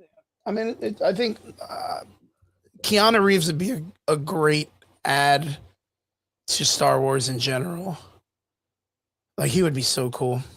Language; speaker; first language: English; native; English